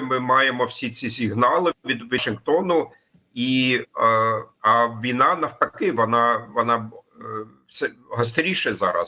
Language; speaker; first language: Ukrainian; non-native, fluent; German